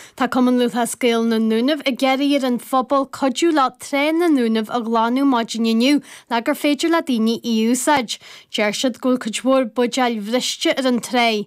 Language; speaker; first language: Irish; native; Irish